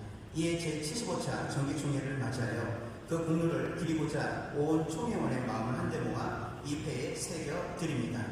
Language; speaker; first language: Korean; native; Korean